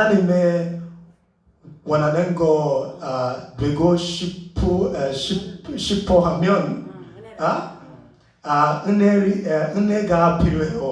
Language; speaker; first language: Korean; non-native, learner; English